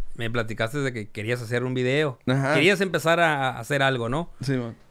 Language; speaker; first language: Spanish; early bilingual, heritage; Spanish